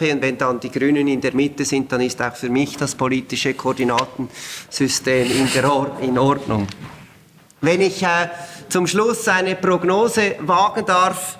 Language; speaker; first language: German; native; German